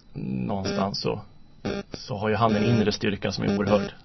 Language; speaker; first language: Swedish; native; Swedish